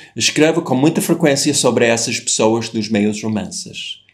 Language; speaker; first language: Portuguese; non-native, fluent; English